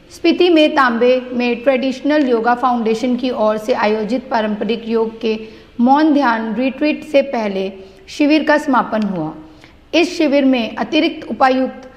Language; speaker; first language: Hindi; native; Hindi